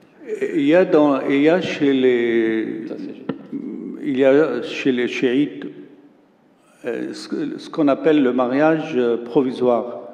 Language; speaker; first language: French; non-native, local second language; Arabic